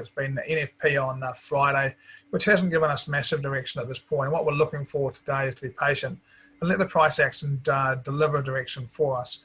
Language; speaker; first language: English; native; English